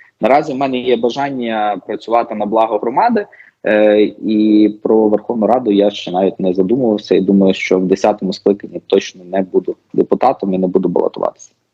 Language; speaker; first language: Ukrainian; native; Ukrainian